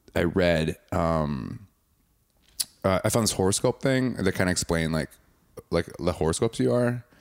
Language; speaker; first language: English; native; English